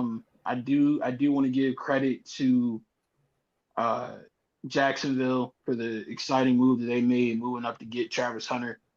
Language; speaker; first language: English; native; English